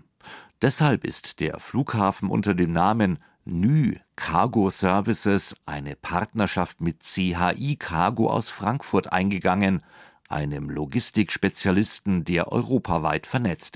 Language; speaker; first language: German; native; German